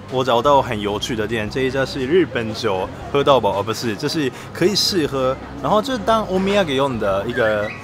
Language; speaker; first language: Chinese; non-native, fluent; Japanese